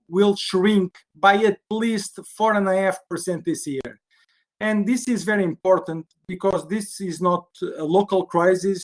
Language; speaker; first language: English; non-native, fluent; Portuguese